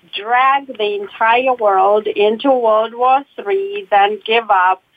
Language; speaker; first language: English; non-native, fluent; Russian